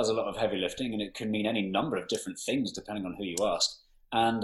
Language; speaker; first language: English; native; English